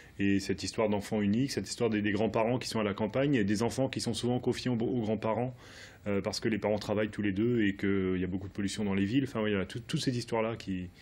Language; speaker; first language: French; native; French